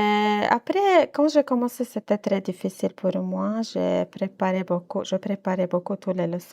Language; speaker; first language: French; non-native, local second language; Arabic